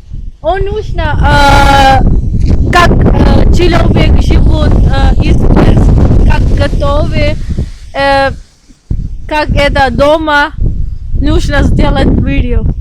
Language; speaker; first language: Russian; non-native, learner; Malayalam